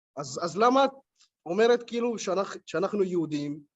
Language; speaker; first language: Hebrew; early bilingual, other home language; Amharic